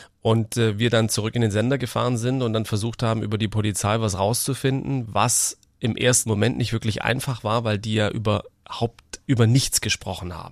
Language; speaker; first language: German; native; German